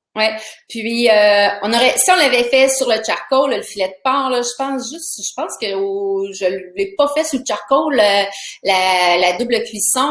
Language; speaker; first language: French; native; French